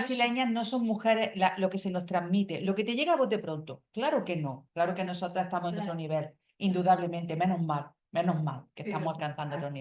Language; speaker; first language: Spanish; native; Spanish